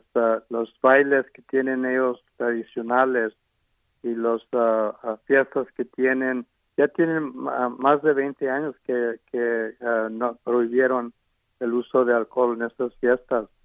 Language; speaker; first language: Spanish; early bilingual, heritage; Spanish